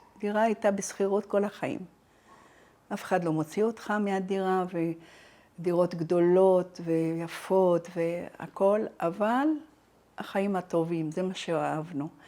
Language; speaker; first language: Hebrew; non-native, fluent; Arabic